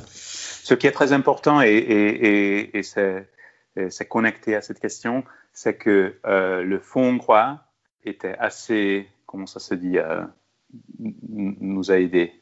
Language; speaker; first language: French; non-native, fluent; Hungarian